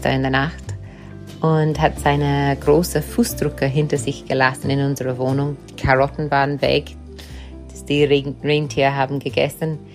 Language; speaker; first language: German; non-native, fluent; English